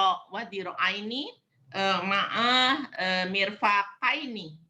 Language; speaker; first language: Arabic; non-native, learner; Indonesian